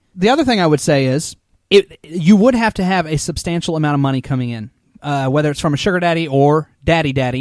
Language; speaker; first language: English; native; English